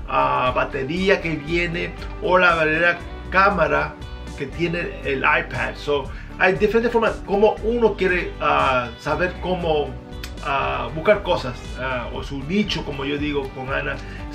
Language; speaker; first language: Spanish; early bilingual, heritage; Spanish